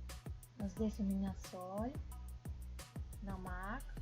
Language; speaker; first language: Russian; non-native, fluent; Tajik